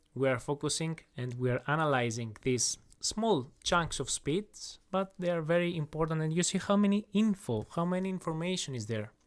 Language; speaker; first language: English; non-native, fluent; Greek